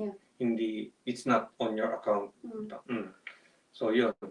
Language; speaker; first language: English; non-native, local second language; Filipino